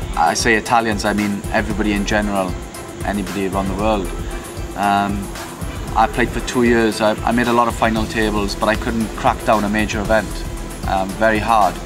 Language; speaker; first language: English; native; English